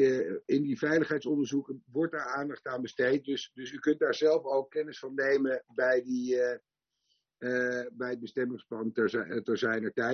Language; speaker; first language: Dutch; native; Dutch